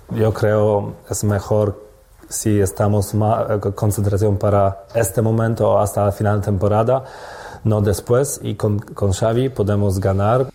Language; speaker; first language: Spanish; non-native, learner; Polish